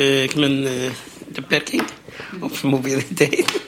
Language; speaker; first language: Dutch; non-native, learner; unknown